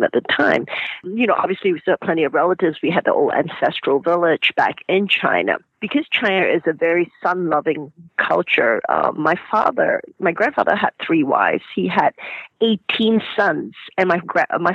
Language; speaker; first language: English; non-native, local second language; Cantonese